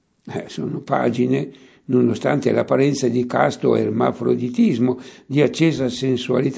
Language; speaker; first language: Italian; native; Italian